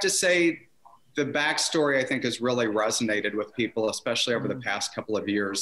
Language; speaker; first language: English; native; English